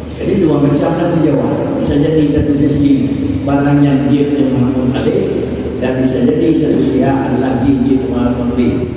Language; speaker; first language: Malay; non-native, local second language; Achinese